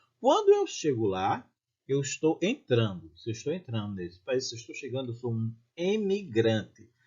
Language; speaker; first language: Portuguese; native; Portuguese